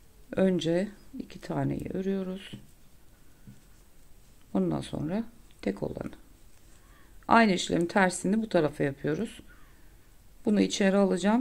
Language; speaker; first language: Turkish; native; Turkish